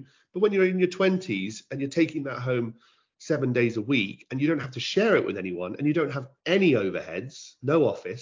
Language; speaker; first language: English; native; English